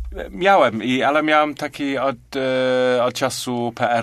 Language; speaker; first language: Polish; non-native, learner; English